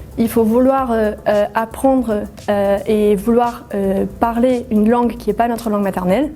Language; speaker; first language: French; non-native, fluent; Portuguese